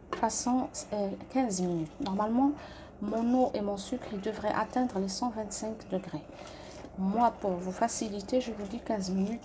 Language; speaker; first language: French; non-native, local second language; Arabic